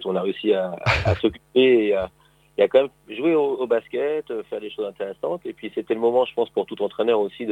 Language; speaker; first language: French; native; French